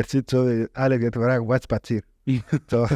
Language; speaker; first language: German; non-native, learner; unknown